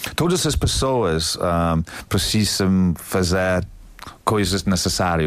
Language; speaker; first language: Portuguese; non-native, learner; English